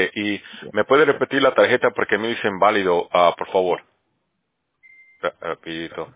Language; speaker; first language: Spanish; native; Spanish